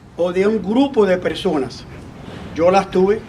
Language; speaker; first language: Spanish; early bilingual, other home language; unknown